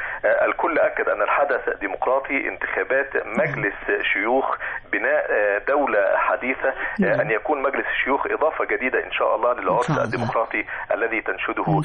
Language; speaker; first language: Arabic; native; Arabic